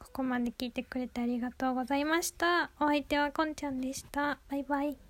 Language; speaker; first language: Japanese; native; Japanese